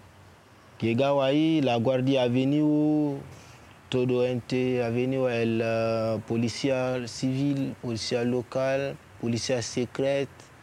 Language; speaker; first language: Spanish; non-native, learner; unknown